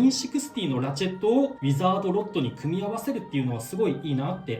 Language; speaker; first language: Japanese; native; Japanese